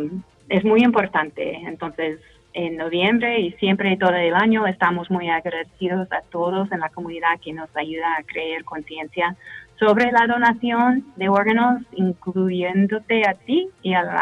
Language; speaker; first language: Spanish; non-native, fluent; English